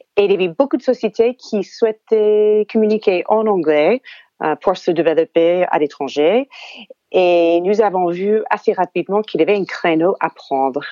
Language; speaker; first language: French; non-native, fluent; English